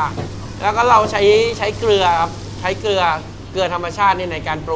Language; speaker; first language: Thai; native; Thai